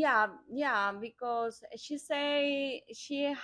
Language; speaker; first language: English; non-native, learner; Spanish